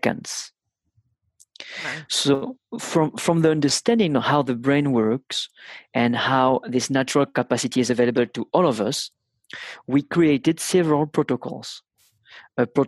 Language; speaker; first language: English; non-native, fluent; French